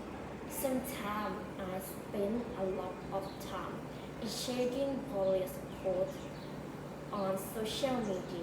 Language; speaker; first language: English; non-native, learner; Thai